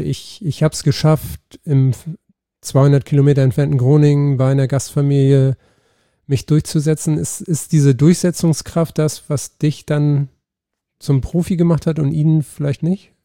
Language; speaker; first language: German; native; German